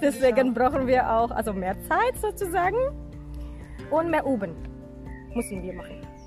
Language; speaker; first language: German; non-native, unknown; Indonesian